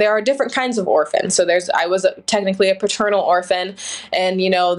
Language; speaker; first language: English; native; English